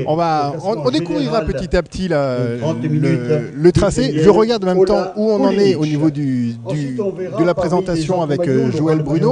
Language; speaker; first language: French; native; French